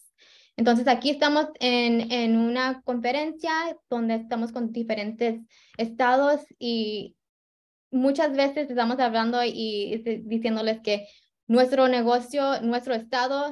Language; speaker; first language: Spanish; early bilingual, heritage; Spanish